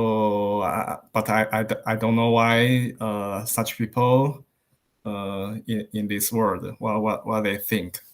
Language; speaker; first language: English; non-native, learner; Chinese